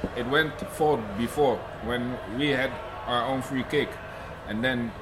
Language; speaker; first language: English; non-native, fluent; Dutch